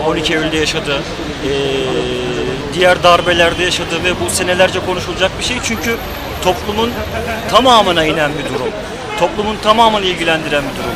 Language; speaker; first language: Turkish; native; Turkish